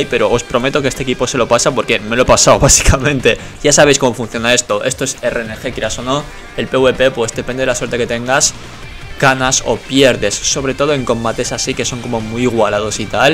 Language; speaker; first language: Spanish; native; Spanish